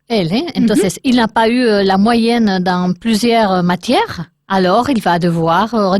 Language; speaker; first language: French; non-native, learner; Spanish